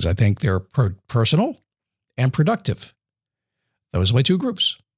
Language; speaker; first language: English; native; English